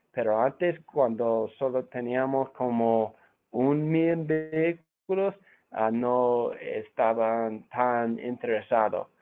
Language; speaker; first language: Spanish; non-native, fluent; English